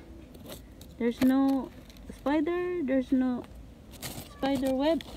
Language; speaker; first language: English; non-native, local second language; Filipino